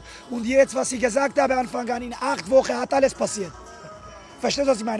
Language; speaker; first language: German; non-native, fluent; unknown